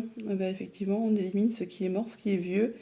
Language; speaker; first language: French; native; French